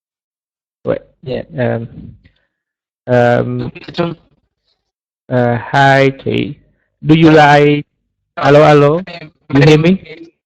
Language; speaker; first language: English; non-native, learner; Vietnamese